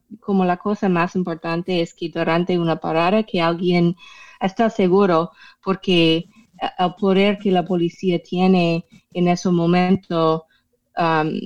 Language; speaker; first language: Spanish; non-native, fluent; English